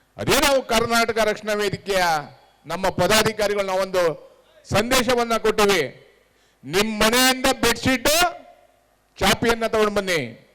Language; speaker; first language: Kannada; native; Kannada